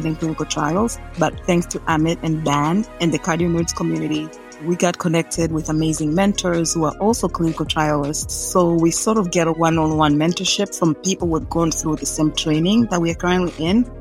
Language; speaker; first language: English; non-native, local second language; Swahili